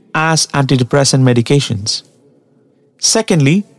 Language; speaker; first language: English; non-native, local second language; Tamil